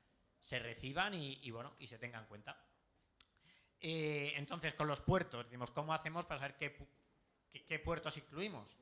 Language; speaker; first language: Spanish; native; Spanish